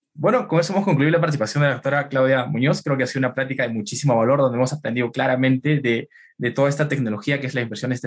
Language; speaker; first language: Spanish; native; Spanish